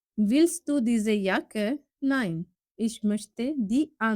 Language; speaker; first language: German; non-native, fluent; Urdu